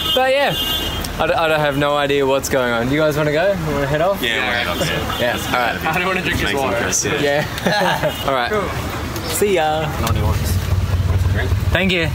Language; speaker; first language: English; native; English